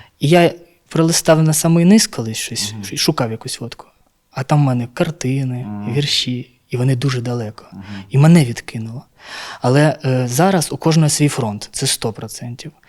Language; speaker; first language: Ukrainian; non-native, local second language; Russian